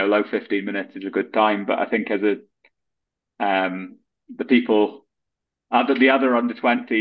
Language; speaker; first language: English; native; English